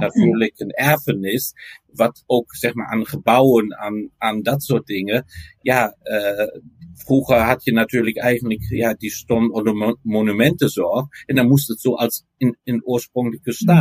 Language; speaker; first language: Dutch; non-native, fluent; German